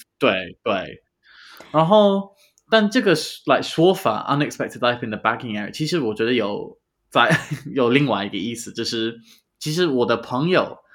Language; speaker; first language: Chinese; non-native, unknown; English